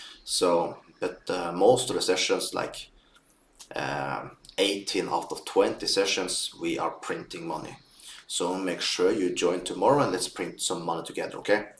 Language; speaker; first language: English; non-native, fluent; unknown